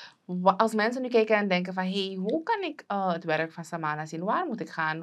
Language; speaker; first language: Dutch; native; Dutch